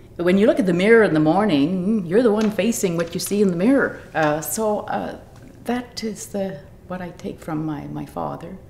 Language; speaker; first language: English; native; English